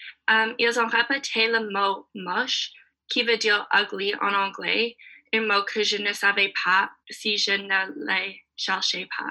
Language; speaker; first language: French; non-native, learner; English